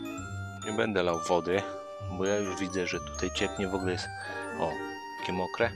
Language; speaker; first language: Polish; native; Polish